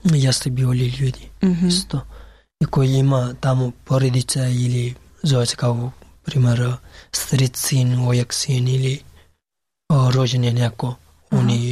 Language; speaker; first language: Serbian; non-native, learner; Pashto